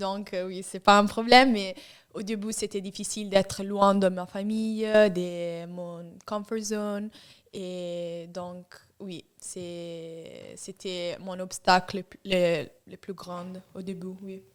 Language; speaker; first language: French; non-native, fluent; English